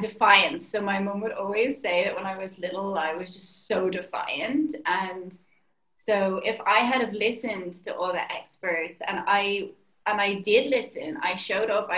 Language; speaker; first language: English; native; English